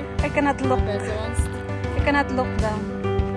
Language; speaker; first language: German; non-native, learner; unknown